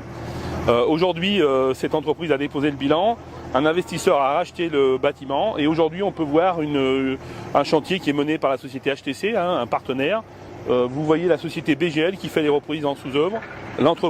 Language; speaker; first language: French; native; French